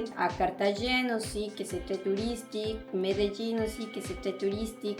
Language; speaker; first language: French; non-native, learner; Spanish